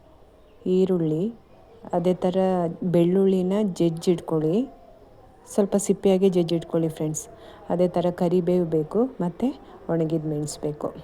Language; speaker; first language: Kannada; native; Kannada